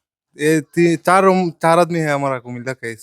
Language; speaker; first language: Hindi; non-native, learner; Bangla